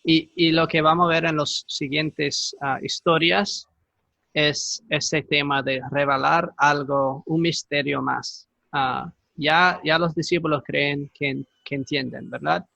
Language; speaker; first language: Spanish; non-native, fluent; English